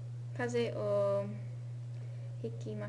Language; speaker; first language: Japanese; non-native, learner; English